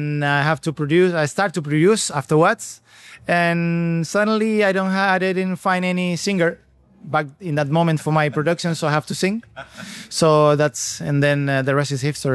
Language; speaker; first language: English; non-native, fluent; Spanish